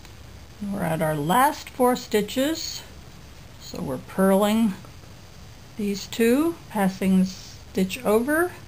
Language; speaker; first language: English; native; English